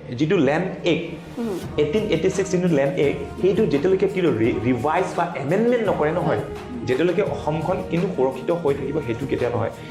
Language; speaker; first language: Assamese; non-native, local second language; Karbi